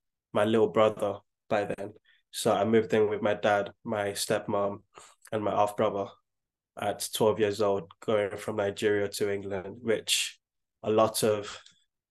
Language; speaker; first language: English; non-native, local second language; Yoruba